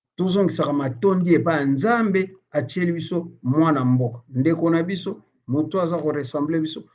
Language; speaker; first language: Lingala; native; Lingala